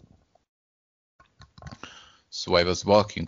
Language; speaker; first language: English; non-native, fluent; Hungarian